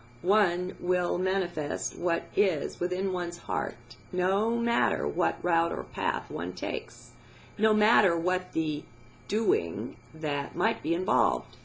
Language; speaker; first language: English; native; English